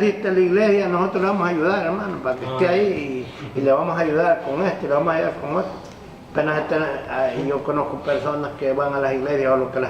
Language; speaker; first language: Spanish; native; Spanish